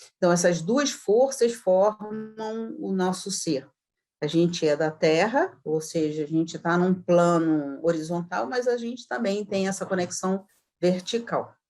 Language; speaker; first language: Portuguese; native; Portuguese